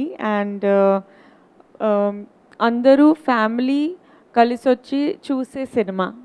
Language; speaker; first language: Telugu; non-native, learner; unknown